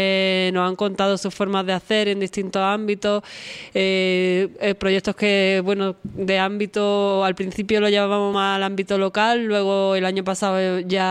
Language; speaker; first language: Spanish; native; Spanish